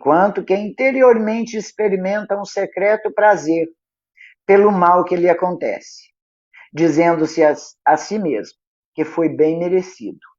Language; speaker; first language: Portuguese; native; Portuguese